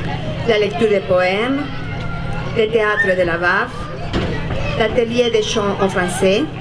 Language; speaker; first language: French; non-native, fluent; Spanish